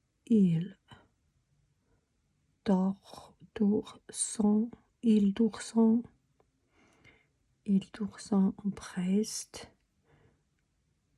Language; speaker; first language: French; non-native, learner; Chinese